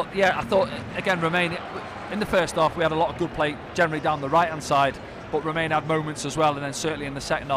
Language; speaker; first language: English; native; English